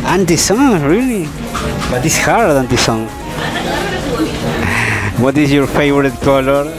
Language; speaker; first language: English; non-native, learner; Spanish